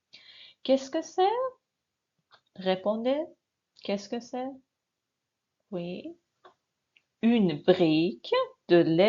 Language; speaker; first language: French; non-native, fluent; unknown